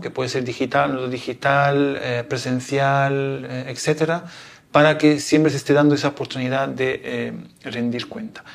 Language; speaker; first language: Spanish; non-native, fluent; Italian